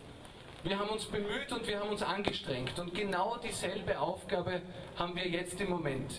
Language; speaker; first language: German; native; German